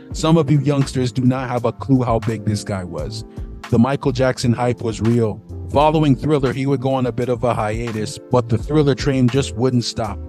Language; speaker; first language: English; native; English